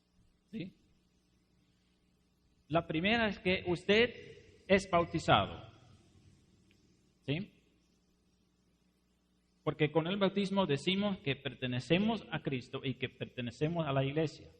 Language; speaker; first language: Spanish; non-native, fluent; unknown